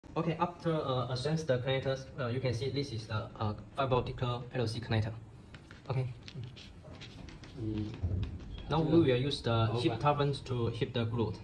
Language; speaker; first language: English; non-native, learner; Chinese